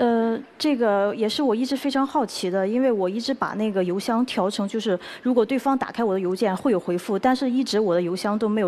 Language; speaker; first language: Chinese; native; Chinese